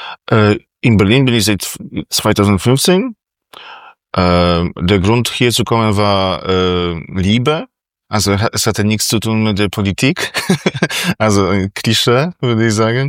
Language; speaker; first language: German; non-native, fluent; Polish